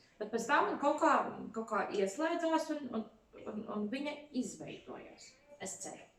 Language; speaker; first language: Latvian; non-native, local second language; Russian